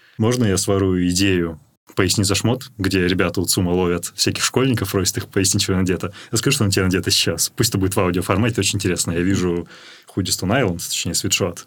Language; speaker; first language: Russian; native; Russian